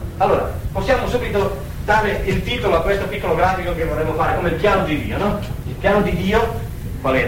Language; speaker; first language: Italian; native; Italian